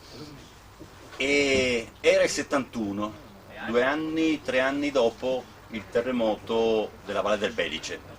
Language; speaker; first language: Italian; non-native, local second language; Sicilian